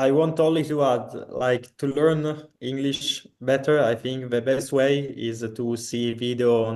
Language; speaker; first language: English; non-native, fluent; Italian